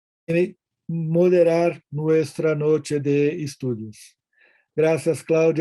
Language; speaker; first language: Spanish; non-native, learner; Portuguese